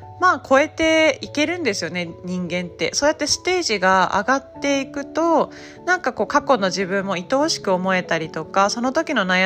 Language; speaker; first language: Japanese; native; Japanese